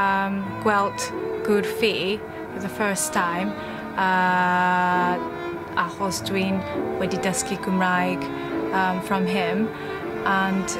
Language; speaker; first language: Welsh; non-native, learner; Japanese